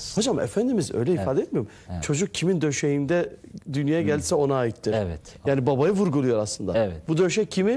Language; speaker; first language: Turkish; native; Turkish